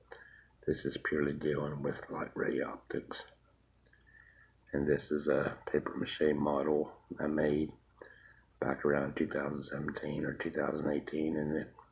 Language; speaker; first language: English; native; English